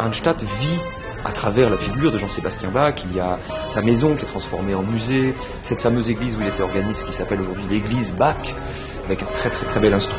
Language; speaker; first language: French; native; French